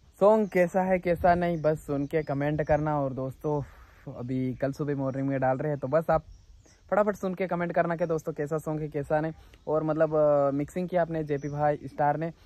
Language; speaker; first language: Hindi; non-native, local second language; Gujarati